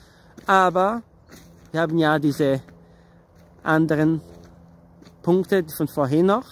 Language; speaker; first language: German; non-native, fluent; Portuguese